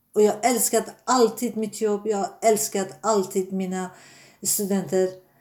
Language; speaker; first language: Swedish; non-native, fluent; Persian